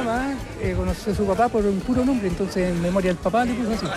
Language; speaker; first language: Spanish; native; Spanish